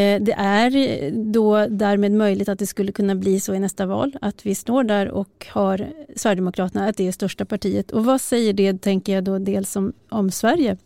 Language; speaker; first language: Swedish; native; Swedish